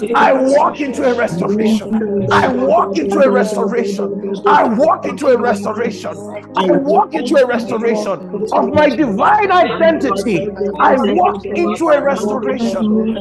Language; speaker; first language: English; non-native, local second language; Yoruba